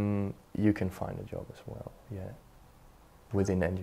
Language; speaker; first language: English; non-native, fluent; Dutch